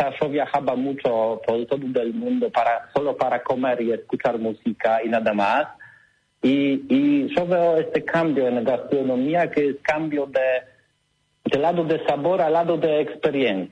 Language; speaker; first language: Spanish; non-native, learner; Polish